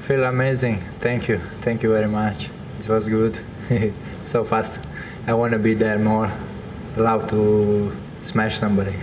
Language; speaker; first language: English; non-native, learner; Chechen